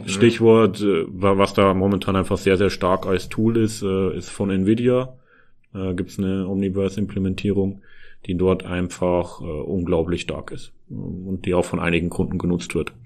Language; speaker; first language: German; native; German